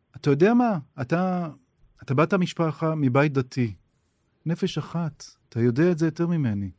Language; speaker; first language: Hebrew; native; Hebrew